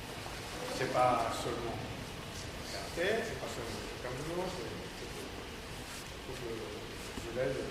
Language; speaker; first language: French; non-native, learner; Japanese